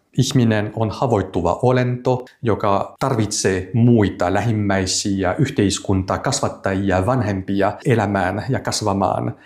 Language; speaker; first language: Finnish; non-native, fluent; French